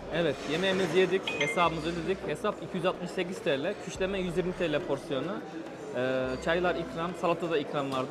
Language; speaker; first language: Turkish; early bilingual, heritage; Turkish